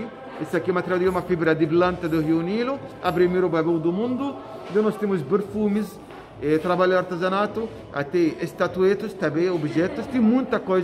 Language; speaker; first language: Portuguese; non-native, learner; Arabic